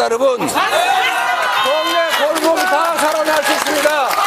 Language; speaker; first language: Korean; native; Korean